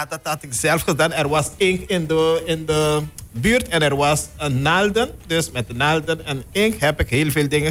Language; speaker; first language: Dutch; non-native, local second language; Papiamento